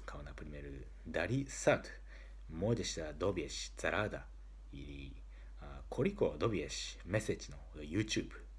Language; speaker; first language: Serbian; non-native, learner; Japanese